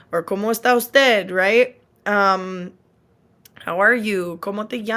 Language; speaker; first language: Spanish; non-native, fluent; English